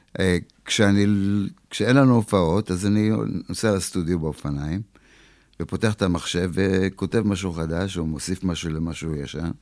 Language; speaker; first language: Hebrew; early bilingual, other home language; Polish